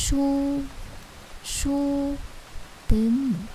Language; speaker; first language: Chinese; non-native, fluent; Lao